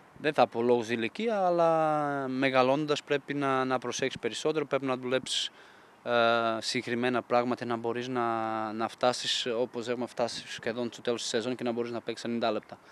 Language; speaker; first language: Greek; non-native, fluent; Portuguese